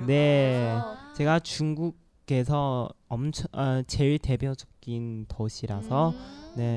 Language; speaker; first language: Korean; non-native, learner; Chinese